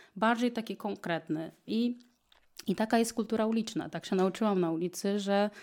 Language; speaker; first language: Polish; non-native, fluent; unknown